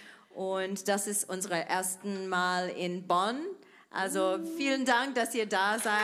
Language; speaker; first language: German; non-native, fluent; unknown